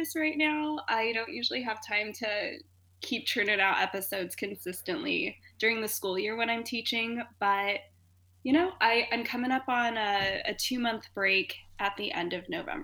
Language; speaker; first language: English; native; English